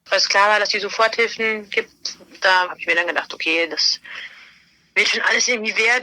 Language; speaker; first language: German; native; German